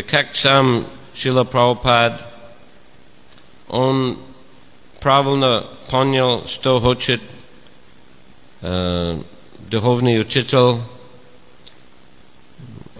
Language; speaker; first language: Russian; non-native, fluent; English